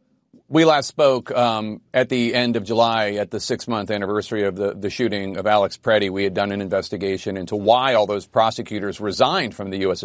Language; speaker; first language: English; native; English